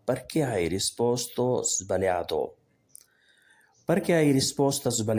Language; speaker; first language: Italian; non-native, learner; Urdu